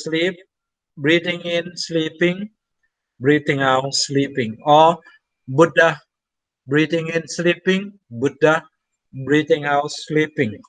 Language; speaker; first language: English; non-native, fluent; Thai